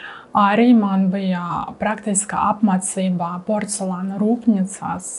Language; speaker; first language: Latvian; non-native, learner; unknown